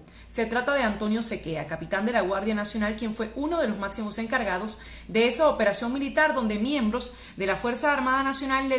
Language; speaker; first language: Spanish; native; Spanish